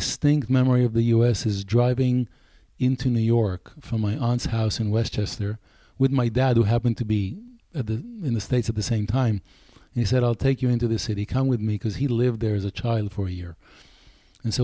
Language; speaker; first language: English; non-native, fluent; Hebrew